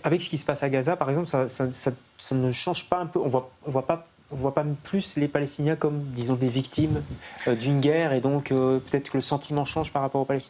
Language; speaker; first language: French; native; French